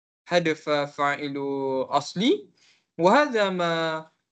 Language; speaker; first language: Arabic; non-native, learner; Malay